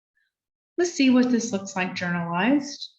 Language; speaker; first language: English; native; English